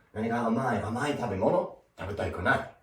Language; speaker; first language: Japanese; non-native, learner; English